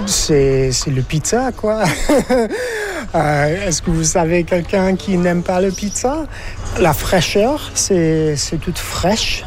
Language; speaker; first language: French; non-native, fluent; English